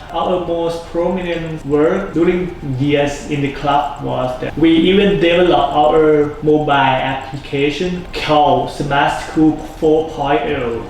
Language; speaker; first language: English; non-native, fluent; Thai